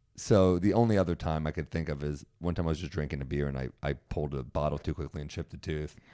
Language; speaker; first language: English; native; English